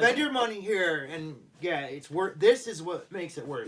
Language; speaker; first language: English; native; English